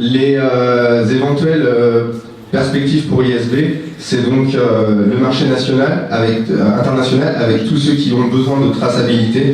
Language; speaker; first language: French; native; French